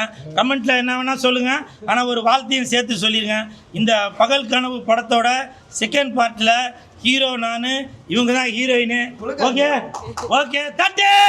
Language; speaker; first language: Tamil; native; Tamil